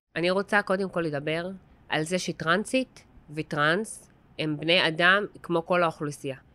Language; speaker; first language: Hebrew; non-native, local second language; Arabic